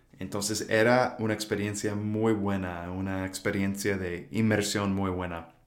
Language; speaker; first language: Spanish; non-native, fluent; English